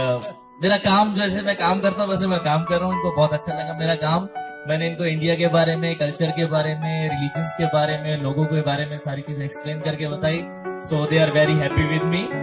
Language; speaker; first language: Hindi; native; Hindi